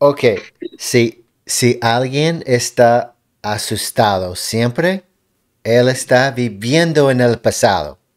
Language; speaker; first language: Spanish; non-native, learner; English